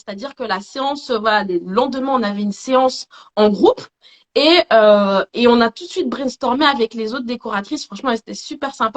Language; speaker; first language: French; native; French